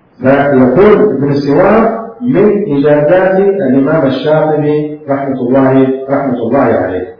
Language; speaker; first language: Arabic; native; Arabic